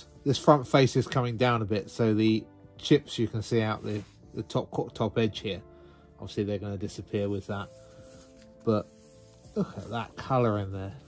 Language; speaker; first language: English; native; English